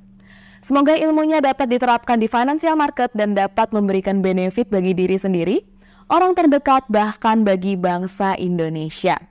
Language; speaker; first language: Indonesian; native; Indonesian